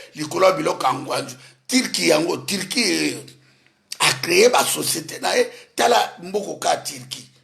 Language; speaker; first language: Lingala; native; Lingala